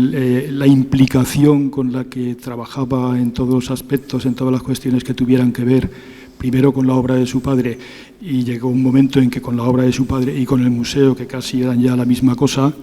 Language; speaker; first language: Spanish; native; Spanish